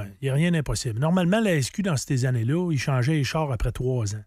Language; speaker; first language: French; native; French